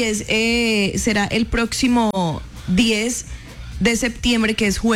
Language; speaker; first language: Spanish; native; Spanish